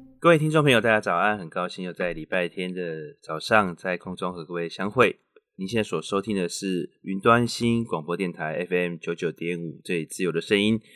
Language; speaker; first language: Chinese; native; Chinese